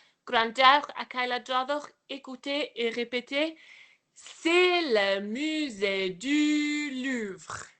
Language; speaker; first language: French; non-native, fluent; Welsh